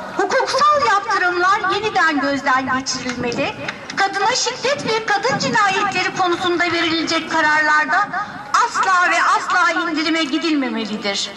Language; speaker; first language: Turkish; native; Turkish